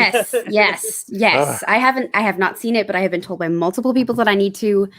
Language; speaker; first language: English; native; English